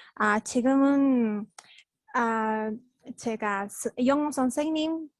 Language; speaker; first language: Korean; non-native, learner; Spanish